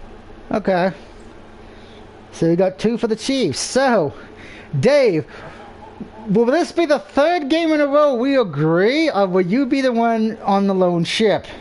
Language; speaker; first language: English; native; English